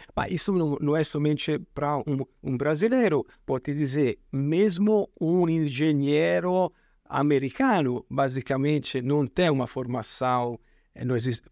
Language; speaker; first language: Portuguese; non-native, fluent; Italian